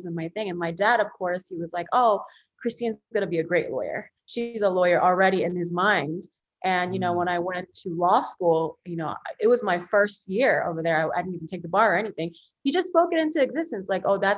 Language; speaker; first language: English; early bilingual, other home language; Korean